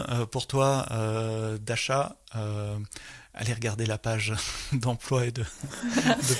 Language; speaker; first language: French; native; French